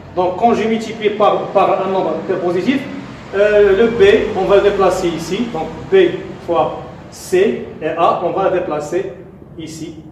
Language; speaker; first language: French; non-native, local second language; Arabic